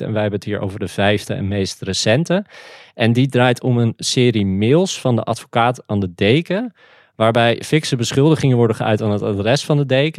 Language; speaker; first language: Dutch; native; Dutch